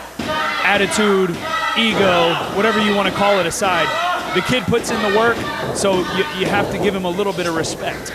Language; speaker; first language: English; native; English